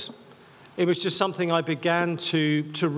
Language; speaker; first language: English; native; English